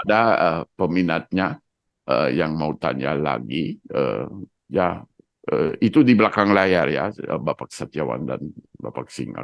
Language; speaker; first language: Indonesian; non-native, fluent; Dutch